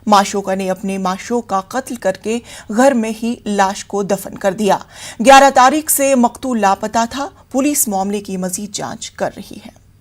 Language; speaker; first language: Hindi; native; Hindi